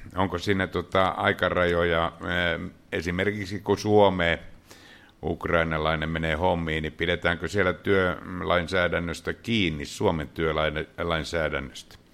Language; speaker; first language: Finnish; native; Finnish